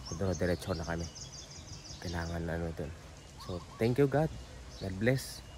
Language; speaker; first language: Filipino; non-native, local second language; Hiligaynon